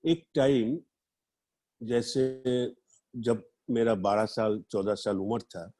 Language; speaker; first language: Hindi; non-native, local second language; Bangla